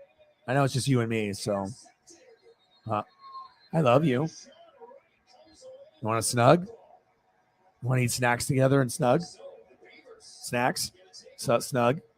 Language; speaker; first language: English; native; English